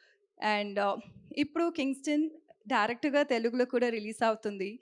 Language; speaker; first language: Telugu; non-native, learner; Tamil